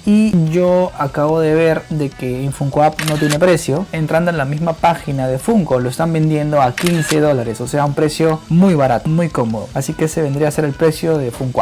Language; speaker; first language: Spanish; native; Spanish